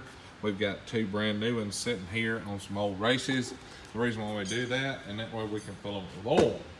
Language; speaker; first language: English; native; English